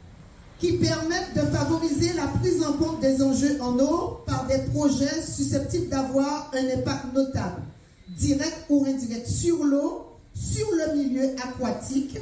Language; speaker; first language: French; native; French